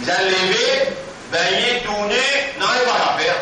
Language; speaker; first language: French; non-native, local second language; Morisyen